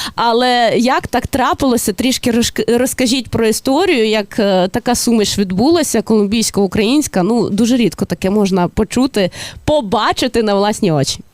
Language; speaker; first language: Ukrainian; native; Ukrainian